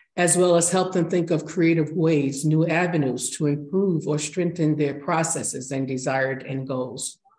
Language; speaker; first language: English; native; English